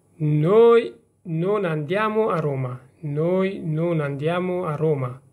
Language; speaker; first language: Italian; non-native, fluent; Persian